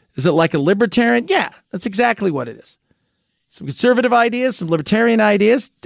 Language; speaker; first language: English; early bilingual, other home language; Spanish